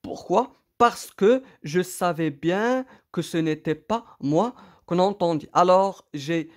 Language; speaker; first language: French; non-native, local second language; Arabic